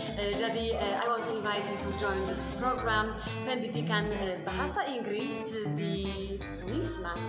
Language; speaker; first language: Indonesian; non-native, learner; Polish